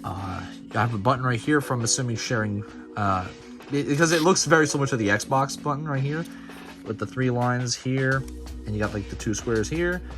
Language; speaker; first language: English; native; English